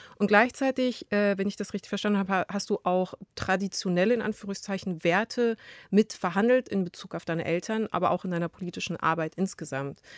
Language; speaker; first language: German; native; German